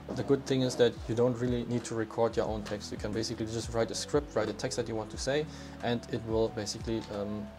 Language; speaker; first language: English; non-native, fluent; German